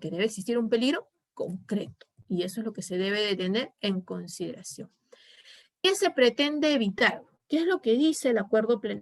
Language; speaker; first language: Spanish; native; Spanish